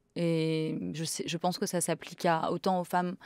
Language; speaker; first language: French; native; French